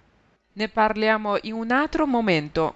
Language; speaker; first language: Italian; non-native, fluent; Chinese